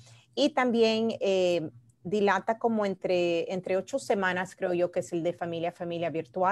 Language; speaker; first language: Spanish; early bilingual, heritage; Spanish